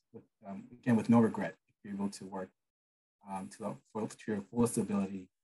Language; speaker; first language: English; non-native, fluent; Korean